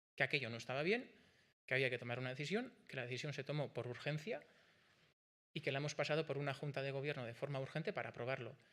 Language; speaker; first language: Spanish; non-native, local second language; Basque